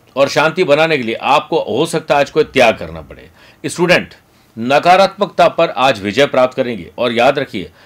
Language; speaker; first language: Hindi; native; Hindi